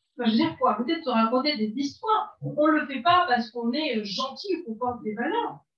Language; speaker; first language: French; non-native, local second language; Arabic